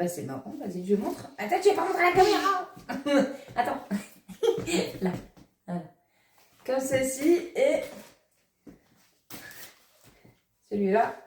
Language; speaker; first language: French; native; French